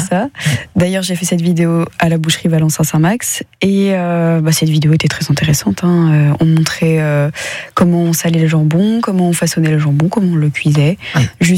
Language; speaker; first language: French; native; French